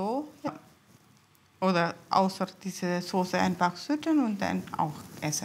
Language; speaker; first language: German; non-native, learner; Tamil